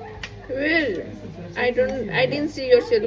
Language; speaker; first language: English; non-native, learner; Nepali